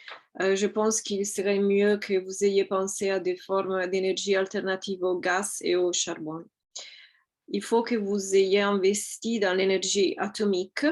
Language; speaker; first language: French; non-native, fluent; Italian